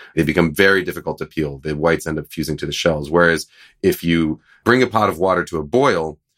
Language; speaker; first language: English; native; English